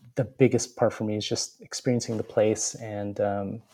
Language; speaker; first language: English; native; English